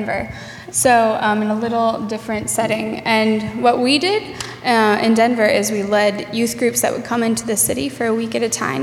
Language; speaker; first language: English; native; English